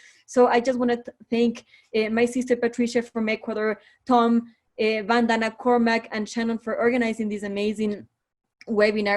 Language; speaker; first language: English; non-native, fluent; Spanish